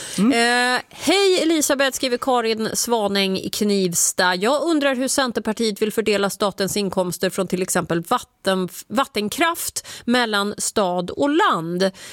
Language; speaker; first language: Swedish; native; Swedish